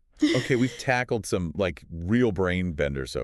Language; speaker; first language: English; native; English